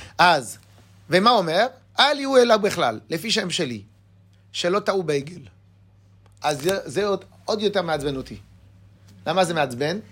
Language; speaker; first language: Hebrew; non-native, fluent; French